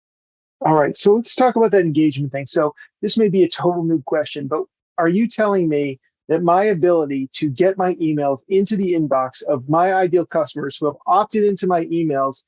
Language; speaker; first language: English; native; English